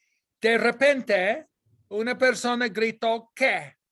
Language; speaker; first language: Spanish; non-native, fluent; English